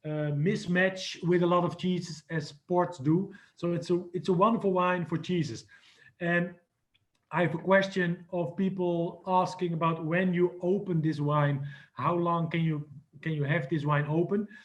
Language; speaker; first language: English; non-native, fluent; Dutch